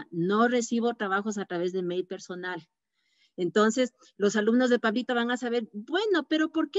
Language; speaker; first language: Spanish; native; Spanish